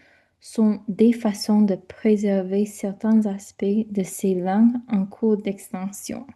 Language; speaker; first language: French; non-native, fluent; English